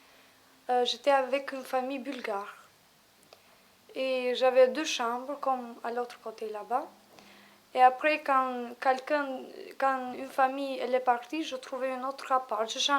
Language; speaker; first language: French; non-native, fluent; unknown